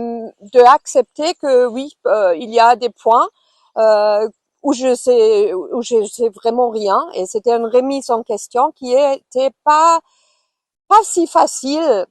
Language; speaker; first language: French; non-native, fluent; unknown